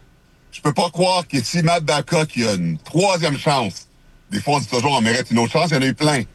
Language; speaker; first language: French; native; French